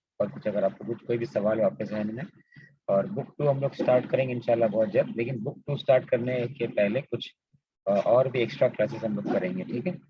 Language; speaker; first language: Urdu; native; Urdu